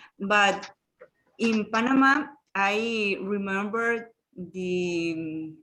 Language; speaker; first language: English; non-native, learner; Spanish